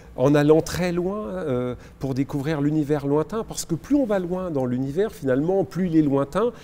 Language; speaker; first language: French; native; French